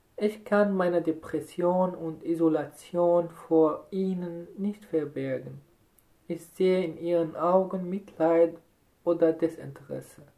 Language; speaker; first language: German; non-native, fluent; Arabic